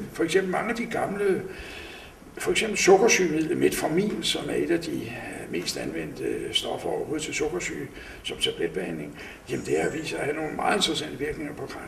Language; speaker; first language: Danish; native; Danish